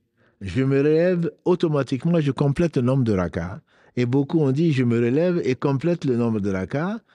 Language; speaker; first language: French; native; French